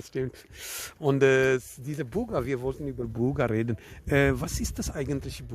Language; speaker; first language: German; non-native, learner; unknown